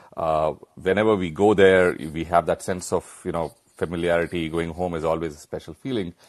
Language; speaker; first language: English; non-native, local second language; Hindi